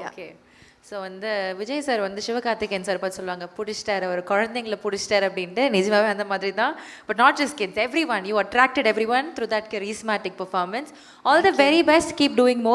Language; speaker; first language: Tamil; native; Tamil